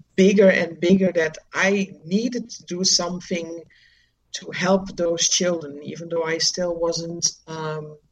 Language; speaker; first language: English; non-native, fluent; Dutch